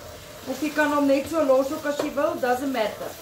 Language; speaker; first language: Afrikaans; native; Afrikaans